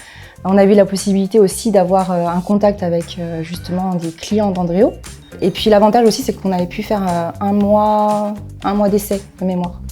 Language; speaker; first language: French; native; French